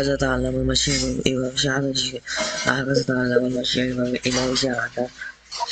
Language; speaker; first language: Arabic; non-native, learner; Bangla